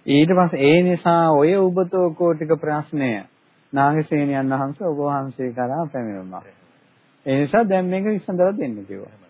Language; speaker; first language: Sinhala; native; Sinhala